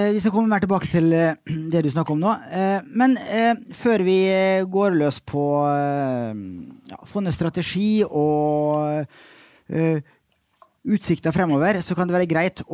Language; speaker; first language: Norwegian; native; Norwegian